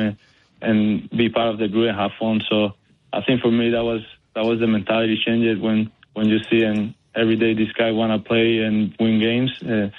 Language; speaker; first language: English; non-native, fluent; Spanish